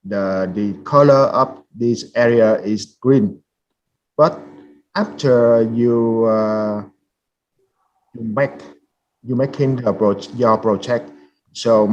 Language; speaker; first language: English; non-native, fluent; Vietnamese